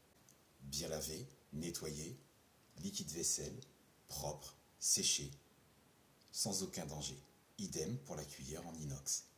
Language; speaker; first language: French; native; French